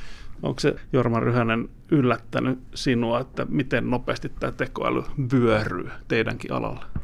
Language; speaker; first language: Finnish; native; Finnish